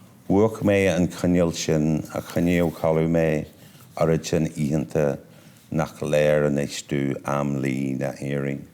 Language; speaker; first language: Irish; non-native, local second language; English